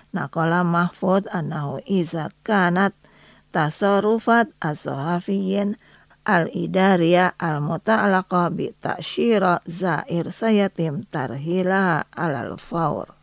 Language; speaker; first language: Arabic; non-native, fluent; Indonesian